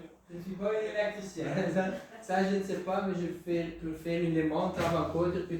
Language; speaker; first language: French; non-native, local second language; Dutch